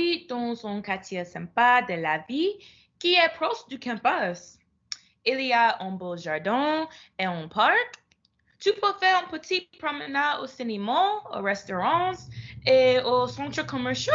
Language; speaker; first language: French; non-native, learner; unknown